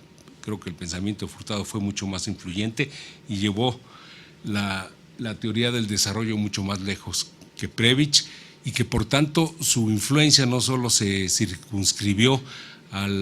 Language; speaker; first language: Spanish; native; Spanish